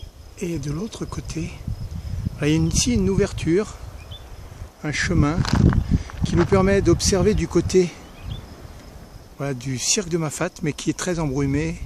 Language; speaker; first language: French; native; French